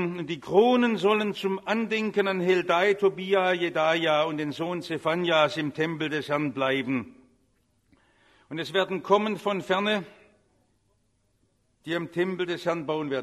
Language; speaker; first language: German; native; German